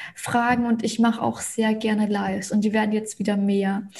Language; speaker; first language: German; early bilingual, other home language; Russian